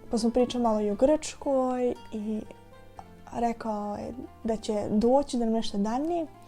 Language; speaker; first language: Bosnian; native; Bosnian